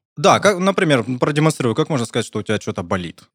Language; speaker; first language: Russian; native; Russian